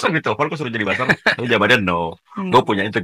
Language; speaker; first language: Indonesian; native; Indonesian